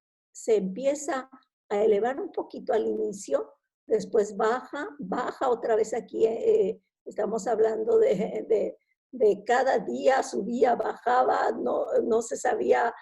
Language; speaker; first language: Spanish; non-native, fluent; Italian